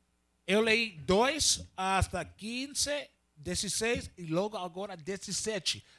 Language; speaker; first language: Portuguese; non-native, learner; Spanish